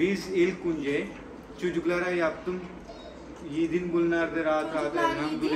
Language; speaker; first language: Turkish; non-native, learner; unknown